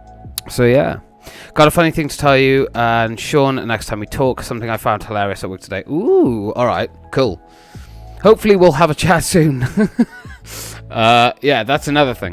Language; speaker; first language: English; native; English